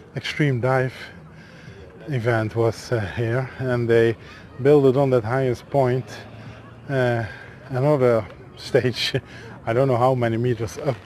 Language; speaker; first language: English; non-native, fluent; Dutch